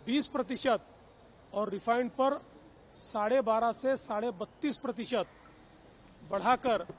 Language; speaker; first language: Hindi; non-native, local second language; Marathi